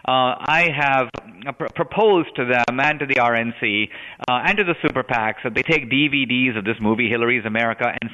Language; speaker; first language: English; non-native, local second language; Hindi